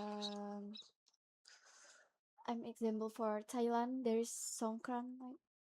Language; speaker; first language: English; non-native, learner; Indonesian